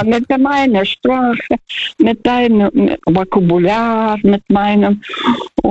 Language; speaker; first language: German; non-native, fluent; Russian